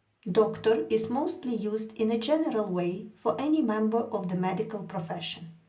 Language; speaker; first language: English; non-native, fluent; Ukrainian